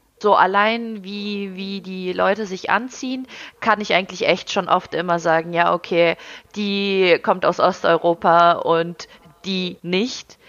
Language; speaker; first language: German; early bilingual, heritage; German